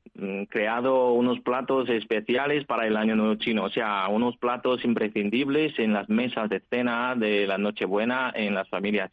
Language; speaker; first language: Spanish; non-native, fluent; Chinese